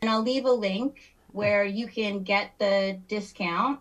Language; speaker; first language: English; native; English